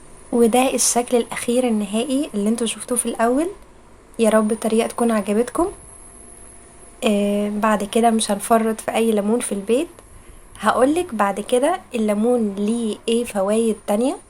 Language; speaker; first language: Arabic; native; Arabic